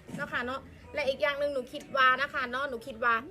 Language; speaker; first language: Thai; non-native, local second language; Northeastern Thai